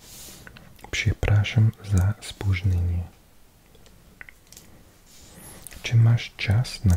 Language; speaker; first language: Polish; non-native, learner; English